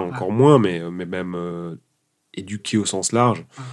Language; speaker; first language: French; early bilingual, other home language; Portuguese